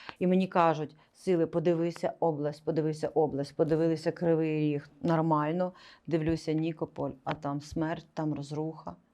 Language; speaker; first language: Ukrainian; non-native, local second language; Russian